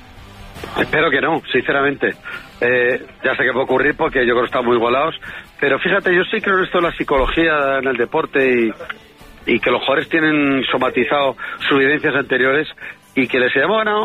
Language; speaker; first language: Spanish; native; Spanish